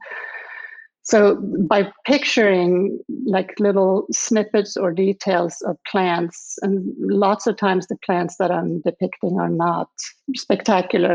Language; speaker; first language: English; non-native, fluent; Swedish